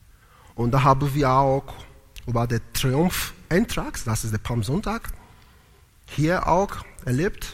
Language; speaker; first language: German; non-native, learner; Italian